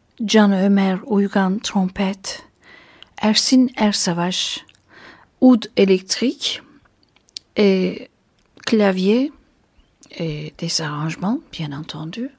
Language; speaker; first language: French; non-native, fluent; Turkish